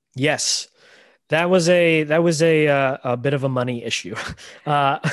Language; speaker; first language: English; native; English